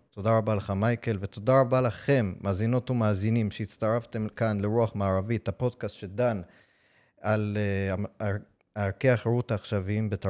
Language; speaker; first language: Hebrew; non-native, fluent; English